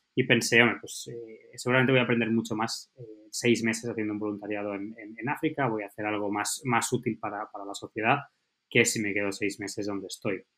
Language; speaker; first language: Spanish; native; Spanish